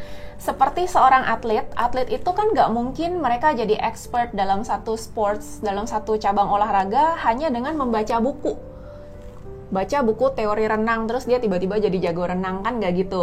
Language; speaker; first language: Indonesian; native; Indonesian